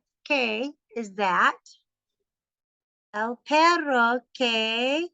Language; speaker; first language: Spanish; non-native, fluent; English